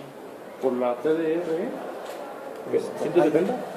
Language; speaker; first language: Spanish; native; Spanish